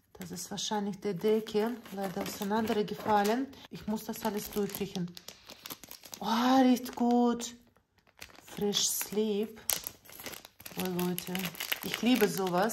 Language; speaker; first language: German; non-native, learner; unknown